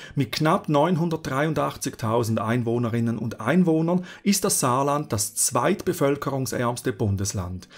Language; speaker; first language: German; native; German